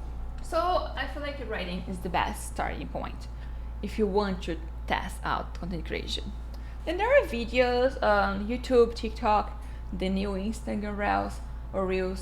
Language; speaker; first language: English; non-native, fluent; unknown